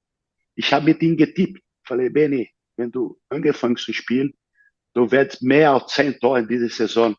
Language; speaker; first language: German; non-native, learner; Portuguese